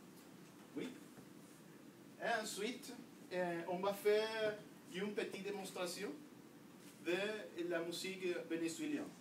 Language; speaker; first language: French; non-native, learner; Spanish